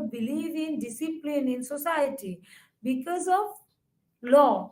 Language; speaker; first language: English; non-native, local second language; Assamese